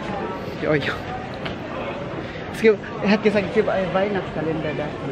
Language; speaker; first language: German; non-native, learner; Filipino